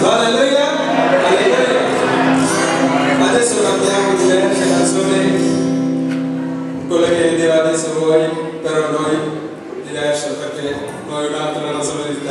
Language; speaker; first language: Italian; non-native, learner; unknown